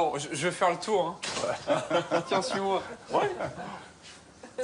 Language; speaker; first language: French; native; French